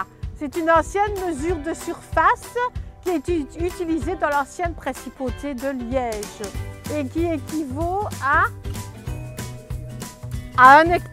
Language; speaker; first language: French; native; French